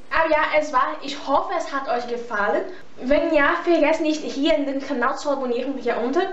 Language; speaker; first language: German; early bilingual, heritage; Portuguese